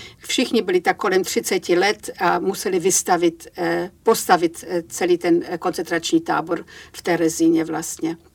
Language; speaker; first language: Czech; native; Czech